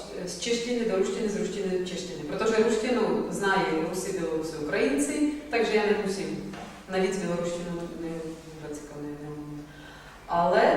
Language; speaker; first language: Czech; non-native, fluent; Russian